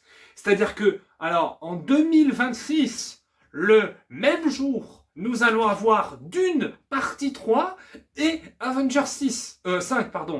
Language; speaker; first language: French; native; French